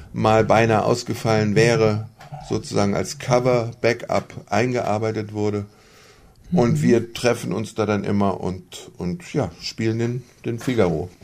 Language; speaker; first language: German; native; German